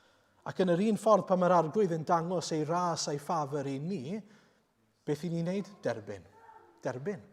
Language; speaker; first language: Welsh; native; Welsh